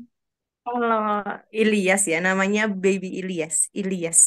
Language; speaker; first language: Indonesian; native; Indonesian